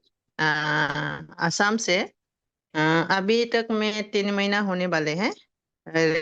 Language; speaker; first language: Hindi; non-native, local second language; Assamese